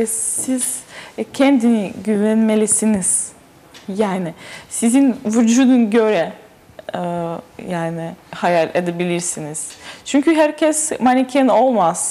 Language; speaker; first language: Turkish; non-native, learner; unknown